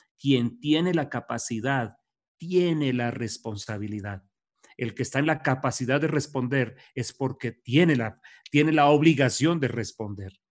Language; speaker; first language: Spanish; native; Spanish